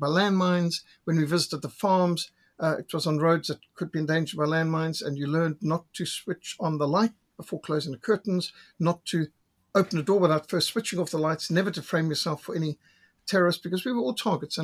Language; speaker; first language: English; native; English